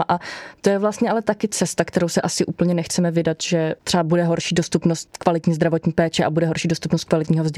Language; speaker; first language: Czech; native; Czech